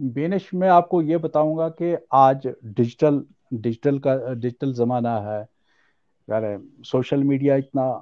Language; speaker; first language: Urdu; non-native, local second language; Pahari-Potwari